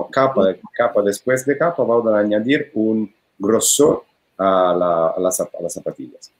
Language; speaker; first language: Spanish; non-native, fluent; Italian